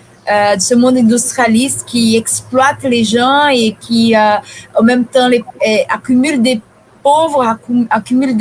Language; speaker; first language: French; non-native, fluent; Portuguese